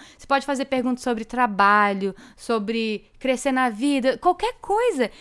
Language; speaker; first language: Portuguese; early bilingual, heritage; English